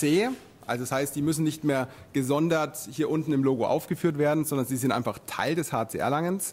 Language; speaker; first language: German; native; German